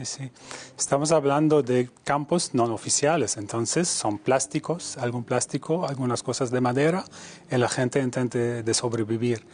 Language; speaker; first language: Spanish; non-native, fluent; Arabic